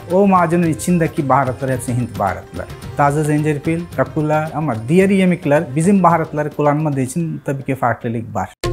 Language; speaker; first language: Turkish; non-native, fluent; Bangla